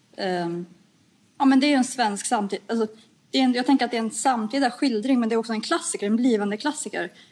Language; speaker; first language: Swedish; early bilingual, other home language; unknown